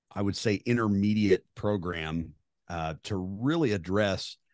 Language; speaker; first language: English; native; English